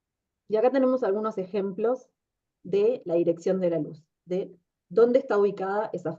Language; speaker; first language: Spanish; native; Spanish